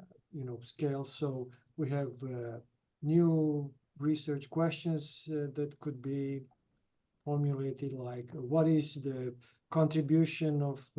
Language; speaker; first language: English; non-native, fluent; Romanian